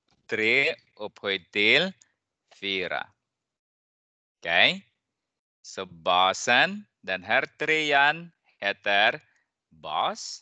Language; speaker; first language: Swedish; non-native, fluent; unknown